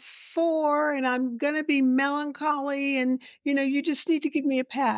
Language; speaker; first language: English; native; English